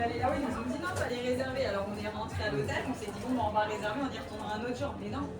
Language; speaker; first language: French; native; French